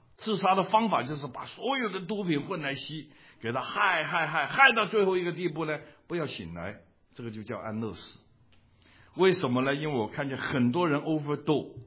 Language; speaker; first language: Chinese; non-native, local second language; Cantonese